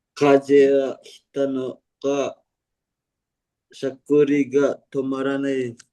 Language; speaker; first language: Japanese; non-native, learner; Indonesian